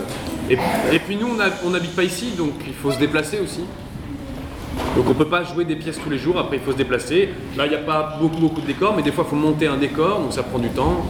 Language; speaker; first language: French; native; French